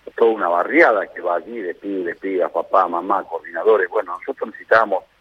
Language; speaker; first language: Spanish; native; Spanish